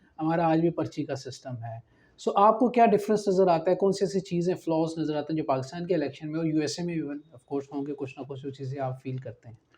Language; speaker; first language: Urdu; native; Urdu